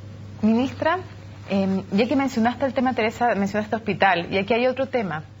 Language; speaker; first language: Spanish; native; Spanish